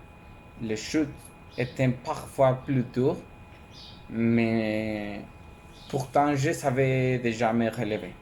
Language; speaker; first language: French; non-native, learner; Spanish